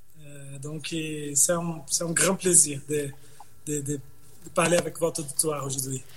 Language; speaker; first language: French; non-native, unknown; Portuguese